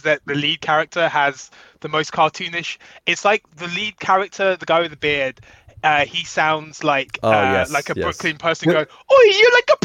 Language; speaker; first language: English; native; English